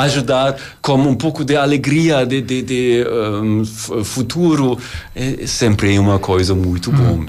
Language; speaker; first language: Portuguese; non-native, learner; German